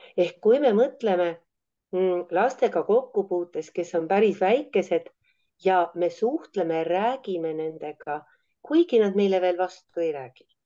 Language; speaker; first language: Estonian; native; Estonian